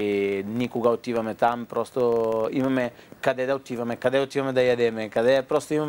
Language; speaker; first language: Bulgarian; non-native, fluent; Italian